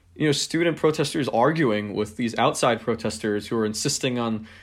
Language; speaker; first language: English; non-native, local second language; Cantonese